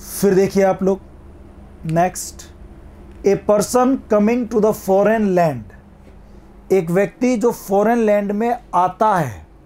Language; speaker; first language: Hindi; native; Hindi